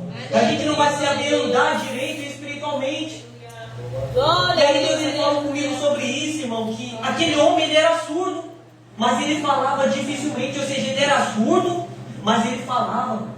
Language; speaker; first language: Portuguese; native; Portuguese